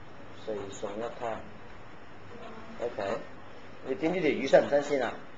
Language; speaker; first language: Cantonese; native; Cantonese